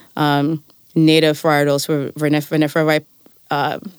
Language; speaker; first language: English; native; English